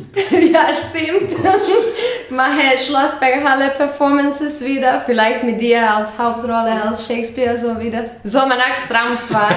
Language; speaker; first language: German; non-native, fluent; Croatian